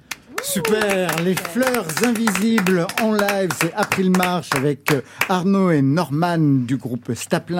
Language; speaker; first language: French; native; French